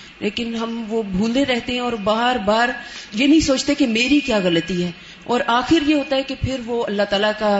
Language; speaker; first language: Urdu; non-native, local second language; Punjabi